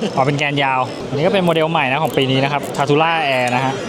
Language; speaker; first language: Thai; native; Thai